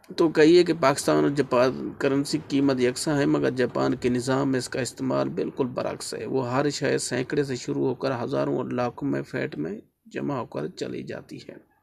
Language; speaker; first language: Urdu; native; Urdu